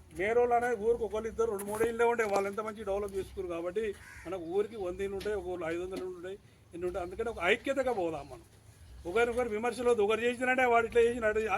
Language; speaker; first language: Telugu; native; Telugu